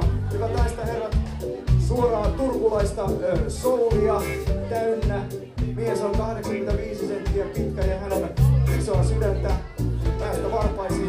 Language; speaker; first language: Finnish; native; Finnish